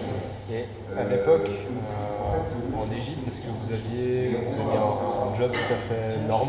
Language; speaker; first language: French; native; French